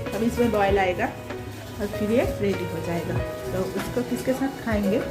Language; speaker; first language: Hindi; non-native, local second language; Bangla